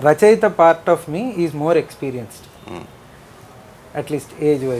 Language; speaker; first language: Telugu; native; Telugu